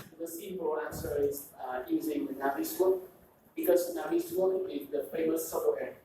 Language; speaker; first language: English; non-native, fluent; Vietnamese